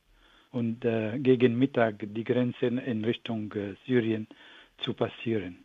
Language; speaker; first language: German; non-native, fluent; Arabic